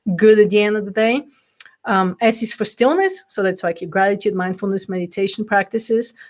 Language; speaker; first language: English; non-native, fluent; Bulgarian